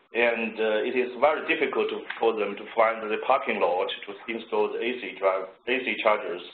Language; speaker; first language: English; non-native, fluent; Chinese